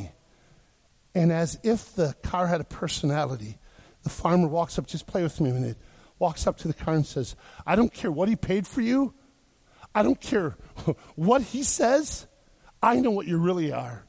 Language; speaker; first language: English; native; English